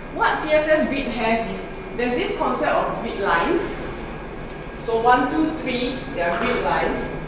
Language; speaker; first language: English; non-native, local second language; Min Nan Chinese